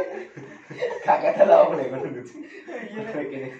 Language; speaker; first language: Indonesian; native; Indonesian